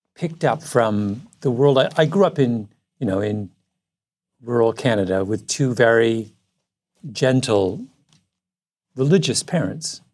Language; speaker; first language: English; native; English